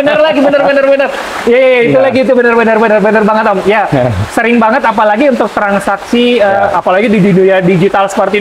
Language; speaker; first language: Indonesian; native; Indonesian